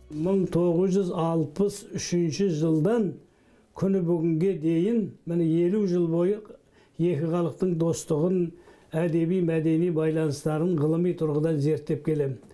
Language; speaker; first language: Kazakh; early bilingual, heritage; Kazakh